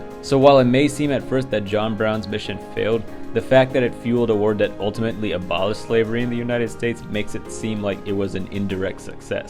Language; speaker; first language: English; native; English